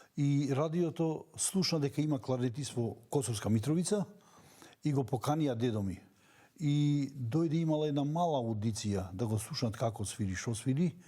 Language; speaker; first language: Macedonian; non-native, local second language; Romany